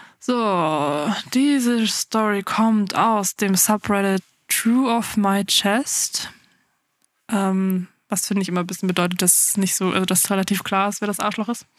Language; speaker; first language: German; early bilingual, other home language; Afrikaans